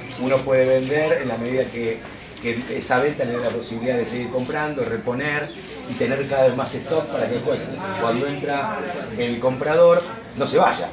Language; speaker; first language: Spanish; native; Spanish